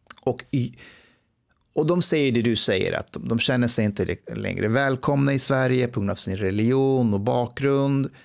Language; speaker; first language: Swedish; early bilingual, other home language; Persian